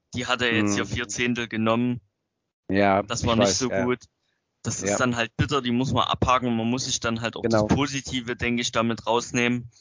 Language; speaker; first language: German; native; German